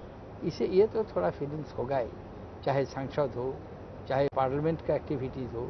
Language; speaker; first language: Hindi; non-native, local second language; Bangla